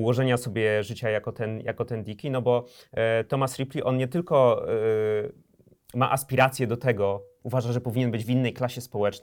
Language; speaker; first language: Polish; native; Polish